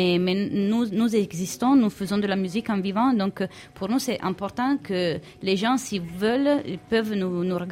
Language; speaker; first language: French; non-native, fluent; Italian